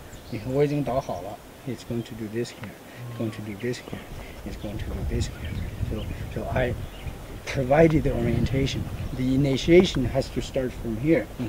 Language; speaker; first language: English; non-native, fluent; Chinese